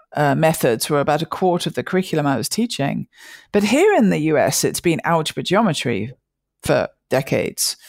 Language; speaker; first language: English; native; English